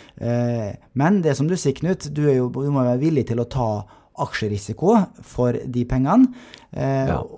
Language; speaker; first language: Norwegian; native; Norwegian